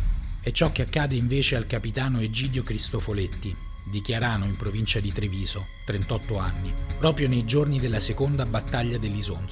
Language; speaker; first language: Italian; native; Italian